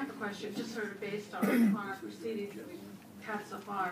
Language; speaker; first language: English; native; English